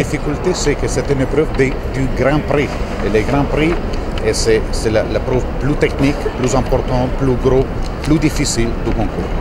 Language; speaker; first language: French; non-native, fluent; Italian